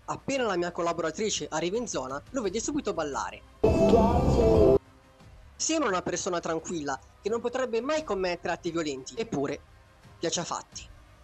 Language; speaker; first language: Italian; native; Italian